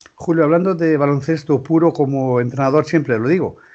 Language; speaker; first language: Spanish; non-native, local second language; Galician